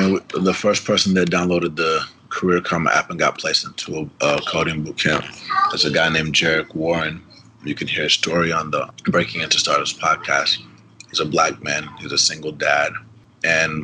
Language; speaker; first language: English; early bilingual, other home language; Spanish